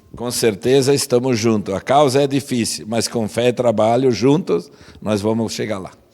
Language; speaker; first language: Portuguese; native; Portuguese